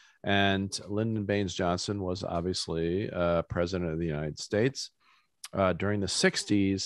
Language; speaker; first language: English; native; English